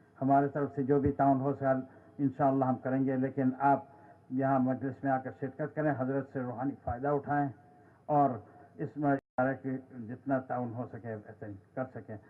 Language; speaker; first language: Urdu; non-native, local second language; Gujarati